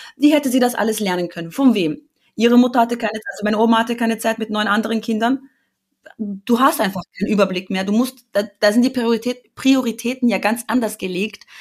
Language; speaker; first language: German; early bilingual, other home language; Albanian